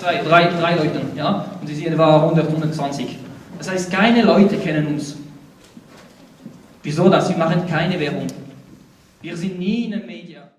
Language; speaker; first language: German; non-native, learner; French